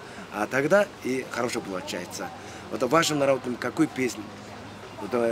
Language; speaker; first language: Russian; non-native, learner; Mongolian